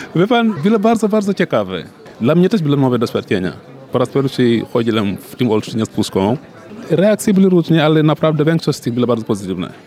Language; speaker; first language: Polish; non-native, fluent; Wolof